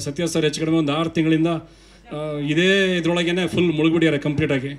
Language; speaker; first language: Kannada; native; Kannada